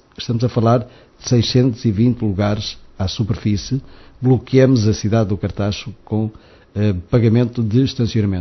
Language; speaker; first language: Portuguese; native; Portuguese